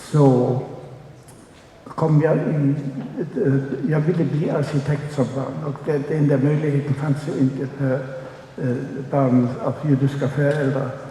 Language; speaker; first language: Swedish; non-native, fluent; German